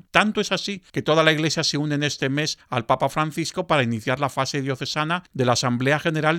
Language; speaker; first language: Spanish; native; Spanish